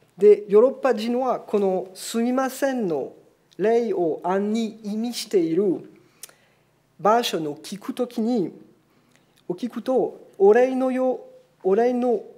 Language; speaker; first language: Japanese; non-native, fluent; French